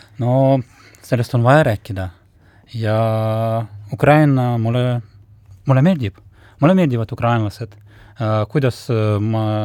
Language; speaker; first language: Estonian; non-native, local second language; Russian